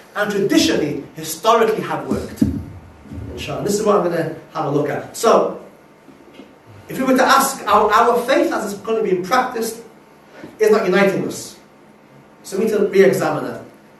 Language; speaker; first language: English; native; English